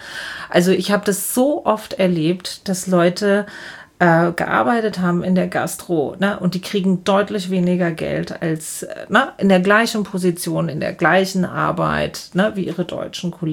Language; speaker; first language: German; native; German